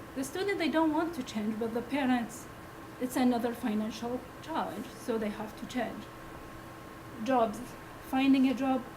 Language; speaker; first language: English; non-native, learner; Arabic